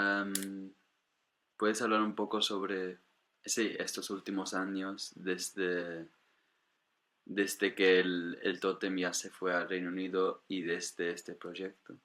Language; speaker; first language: Spanish; non-native, fluent; English